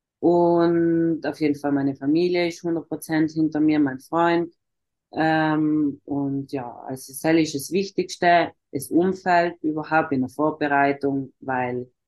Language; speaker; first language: German; native; German